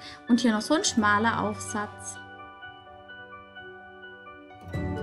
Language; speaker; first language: German; native; German